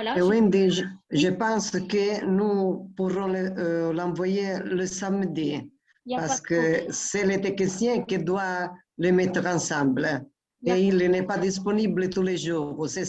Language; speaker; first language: French; non-native, fluent; Italian